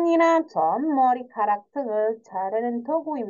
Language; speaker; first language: Korean; non-native, fluent; Indonesian